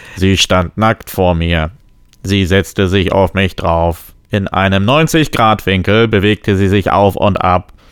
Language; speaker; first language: German; early bilingual, other home language; Polish